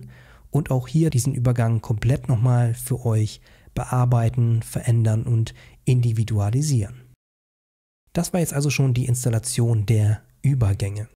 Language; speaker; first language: German; native; German